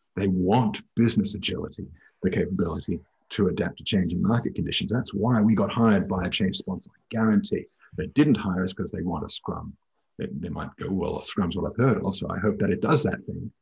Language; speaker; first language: English; native; English